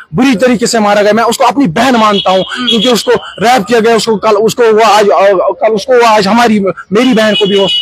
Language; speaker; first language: Hindi; non-native, local second language; Kashmiri